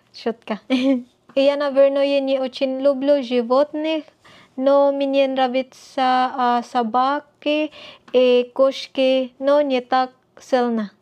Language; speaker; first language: Russian; non-native, learner; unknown